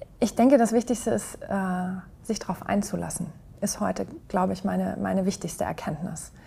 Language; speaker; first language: German; native; German